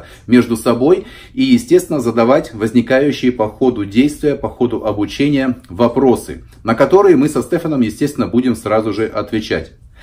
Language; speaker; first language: Russian; native; Russian